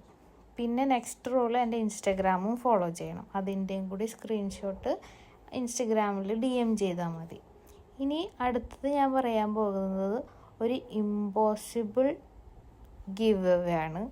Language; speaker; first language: Malayalam; native; Malayalam